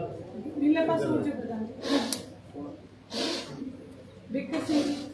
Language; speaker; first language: Hindi; native; Hindi